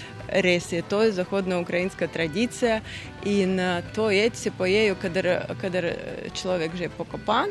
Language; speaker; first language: Slovenian; non-native, fluent; Russian